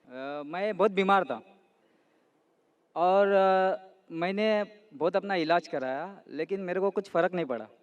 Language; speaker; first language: Hindi; non-native, local second language; Marathi